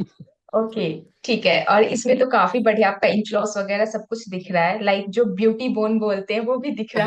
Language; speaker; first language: Hindi; native; Hindi